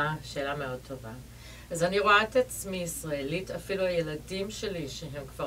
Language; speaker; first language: Hebrew; early bilingual, heritage; Hebrew